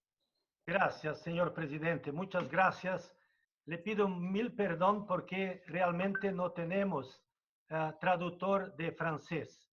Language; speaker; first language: Spanish; non-native, fluent; Portuguese